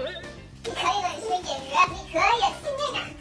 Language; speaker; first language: Chinese; native; Chinese